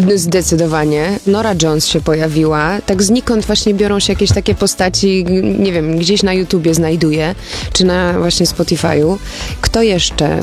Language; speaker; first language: Polish; early bilingual, heritage; Polish